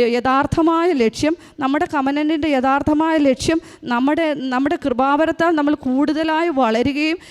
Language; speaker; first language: Malayalam; native; Malayalam